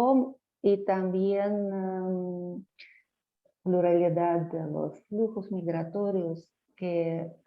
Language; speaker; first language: Spanish; non-native, learner; Russian